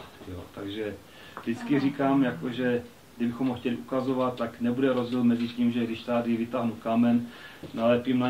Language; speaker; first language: Czech; native; Czech